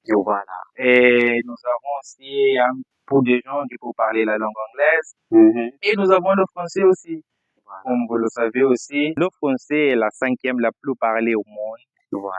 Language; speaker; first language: French; non-native, fluent; Portuguese